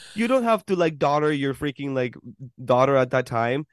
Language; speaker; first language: English; early bilingual, other home language; Spanish